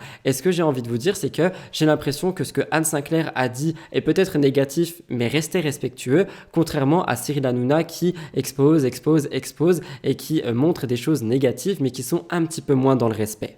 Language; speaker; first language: French; native; French